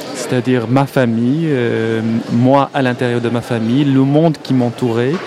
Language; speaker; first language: French; non-native, local second language; Arabic